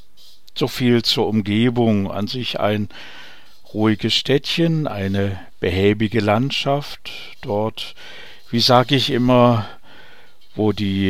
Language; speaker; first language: German; native; German